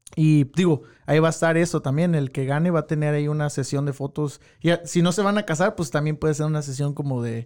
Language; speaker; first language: Spanish; early bilingual, heritage; Spanish